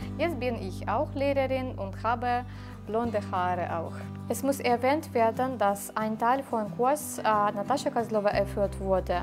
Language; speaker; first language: German; non-native, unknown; Russian